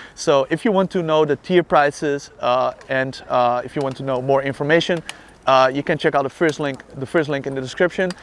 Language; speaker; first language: English; non-native, fluent; Dutch